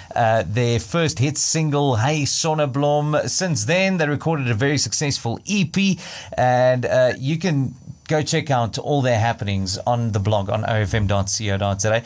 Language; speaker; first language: English; non-native, local second language; Afrikaans